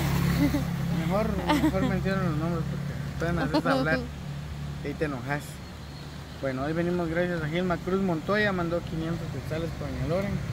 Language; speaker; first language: Spanish; native; Spanish